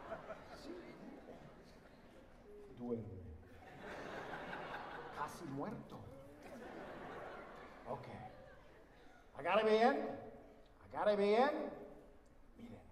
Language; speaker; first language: Spanish; non-native, learner; English